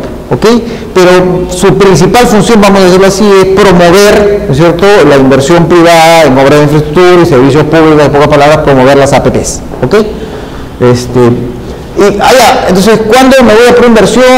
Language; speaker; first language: Spanish; native; Spanish